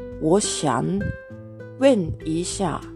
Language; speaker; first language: Chinese; non-native, learner; Japanese